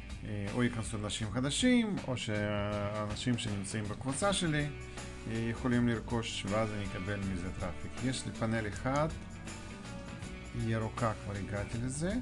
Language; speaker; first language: Hebrew; non-native, fluent; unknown